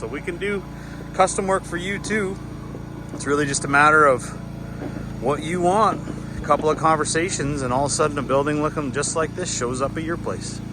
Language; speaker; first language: English; native; English